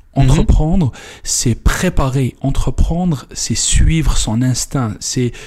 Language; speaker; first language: French; non-native, local second language; Kabyle